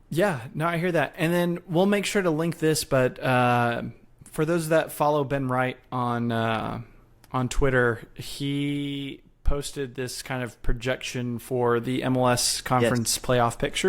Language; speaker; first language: English; native; English